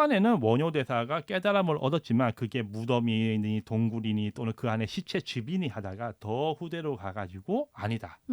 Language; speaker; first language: Korean; native; Korean